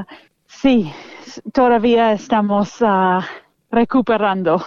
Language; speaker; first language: Spanish; non-native, fluent; English